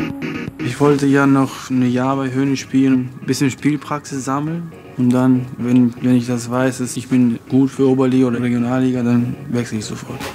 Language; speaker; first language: German; non-native, fluent; Albanian